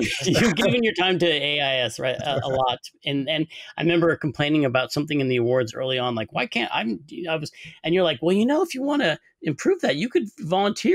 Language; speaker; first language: English; native; English